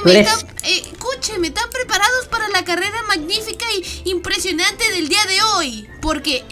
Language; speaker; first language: Spanish; native; Spanish